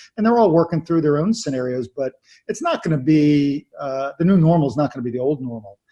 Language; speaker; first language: English; native; English